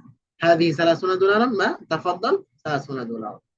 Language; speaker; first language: Arabic; non-native, fluent; Bangla